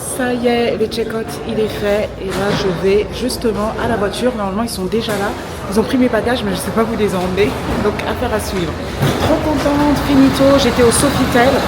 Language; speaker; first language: French; native; French